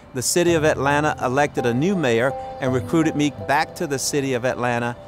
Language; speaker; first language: English; native; English